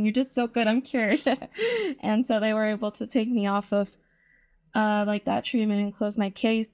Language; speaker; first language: English; native; English